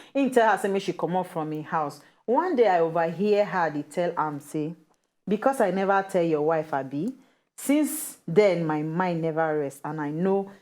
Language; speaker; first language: Nigerian Pidgin; native; Nigerian Pidgin